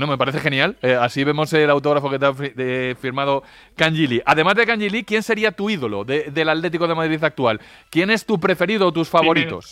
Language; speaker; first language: Spanish; native; Spanish